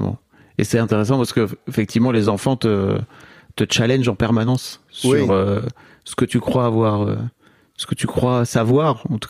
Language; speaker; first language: French; native; French